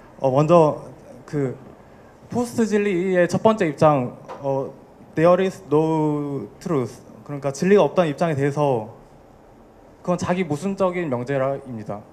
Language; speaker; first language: Korean; native; Korean